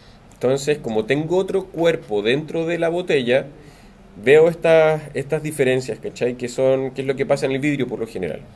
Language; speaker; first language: Spanish; native; Spanish